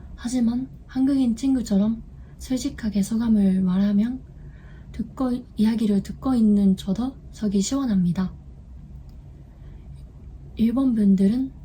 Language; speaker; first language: Korean; non-native, learner; Japanese